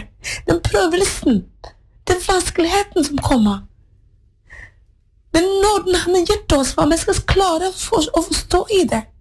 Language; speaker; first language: Norwegian; non-native, fluent; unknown